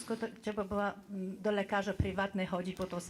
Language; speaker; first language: Polish; non-native, fluent; Tajik